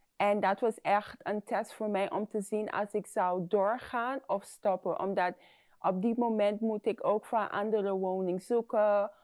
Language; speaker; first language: Dutch; non-native, fluent; English